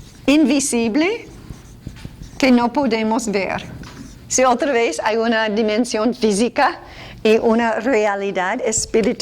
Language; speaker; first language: Spanish; non-native, fluent; English